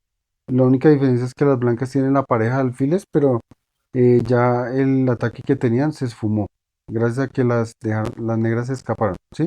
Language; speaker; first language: Spanish; native; Spanish